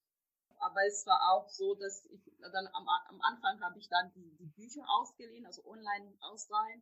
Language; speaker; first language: German; non-native, fluent; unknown